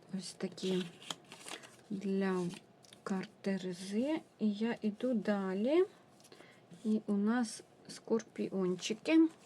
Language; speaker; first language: Ukrainian; non-native, local second language; Russian